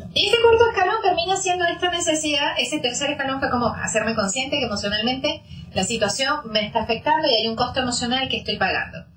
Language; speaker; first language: Spanish; native; Spanish